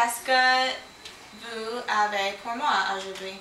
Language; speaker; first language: French; non-native, learner; English